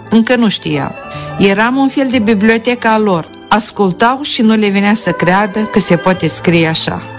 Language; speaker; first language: Romanian; native; Romanian